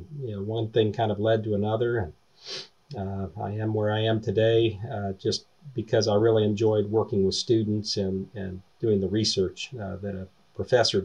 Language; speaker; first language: English; native; English